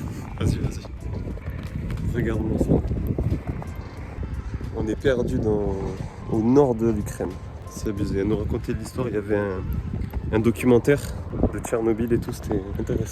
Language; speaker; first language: French; native; French